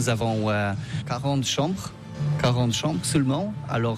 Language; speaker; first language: French; non-native, learner; Polish